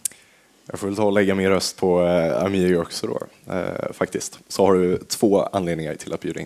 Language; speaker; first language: Swedish; native; Swedish